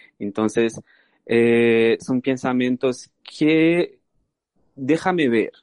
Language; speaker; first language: Spanish; non-native, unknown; Portuguese